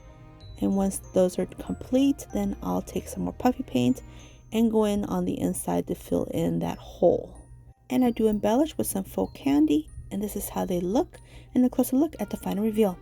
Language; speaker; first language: English; native; English